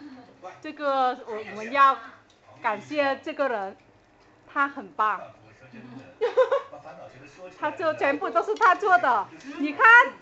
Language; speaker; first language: Chinese; non-native, learner; Vietnamese